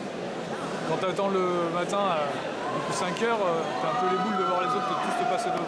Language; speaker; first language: French; native; French